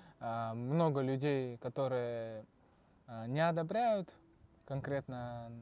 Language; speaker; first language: Russian; native; Russian